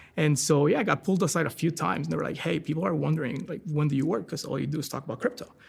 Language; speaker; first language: English; non-native, fluent; Spanish